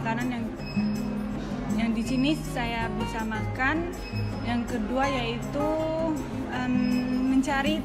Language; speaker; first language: Indonesian; non-native, fluent; Khmer